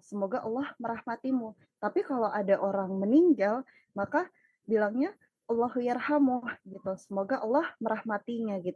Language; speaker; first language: Indonesian; native; Indonesian